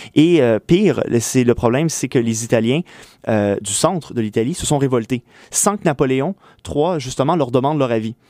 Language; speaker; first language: French; native; French